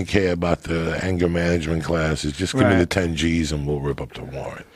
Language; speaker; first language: English; native; English